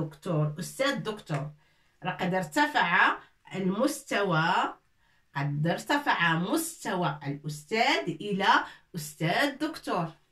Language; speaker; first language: Arabic; non-native, fluent; French